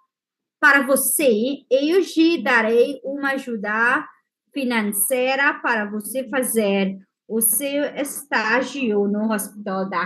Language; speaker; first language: Portuguese; non-native, fluent; English